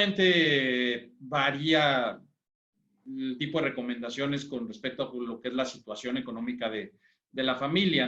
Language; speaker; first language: Spanish; native; Spanish